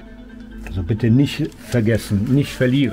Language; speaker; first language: German; non-native, learner; Polish